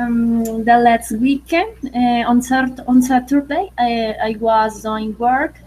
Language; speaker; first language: English; non-native, learner; Spanish